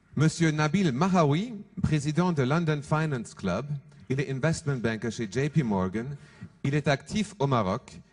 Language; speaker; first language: French; non-native, fluent; German